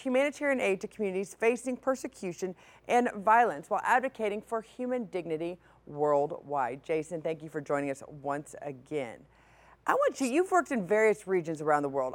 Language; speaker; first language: English; native; English